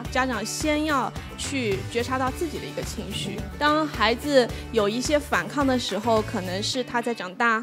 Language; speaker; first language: Chinese; native; Chinese